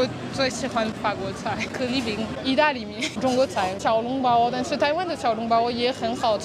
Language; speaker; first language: Chinese; non-native, learner; French